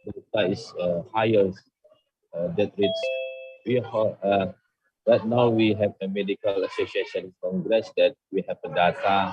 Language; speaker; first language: English; non-native, learner; Indonesian